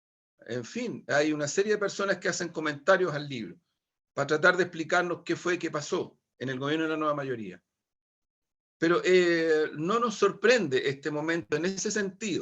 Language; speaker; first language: Spanish; native; Spanish